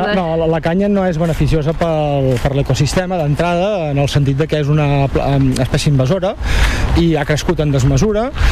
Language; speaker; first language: Catalan; native; Catalan